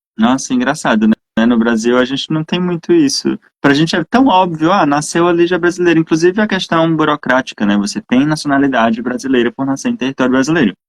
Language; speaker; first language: Portuguese; native; Portuguese